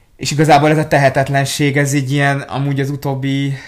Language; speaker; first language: Hungarian; early bilingual, other home language; Hebrew